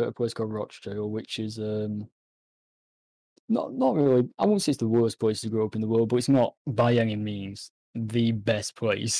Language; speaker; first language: English; native; English